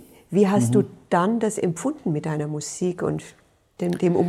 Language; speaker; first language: German; native; German